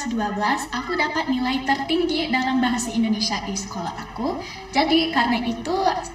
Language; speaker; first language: Indonesian; non-native, fluent; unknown